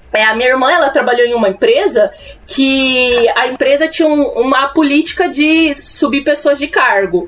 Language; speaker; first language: Portuguese; early bilingual, other home language; Spanish